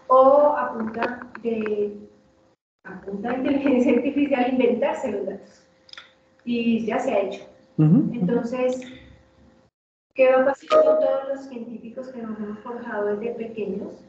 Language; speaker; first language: Spanish; native; Spanish